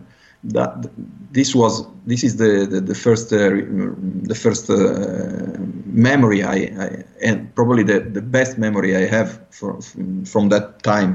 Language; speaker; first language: English; non-native, fluent; Italian